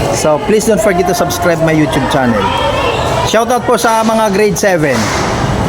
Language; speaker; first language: Filipino; native; Filipino